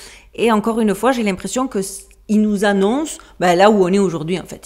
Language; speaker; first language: French; native; French